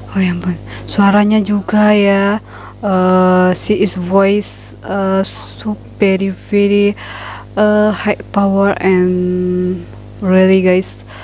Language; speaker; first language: English; non-native, learner; Indonesian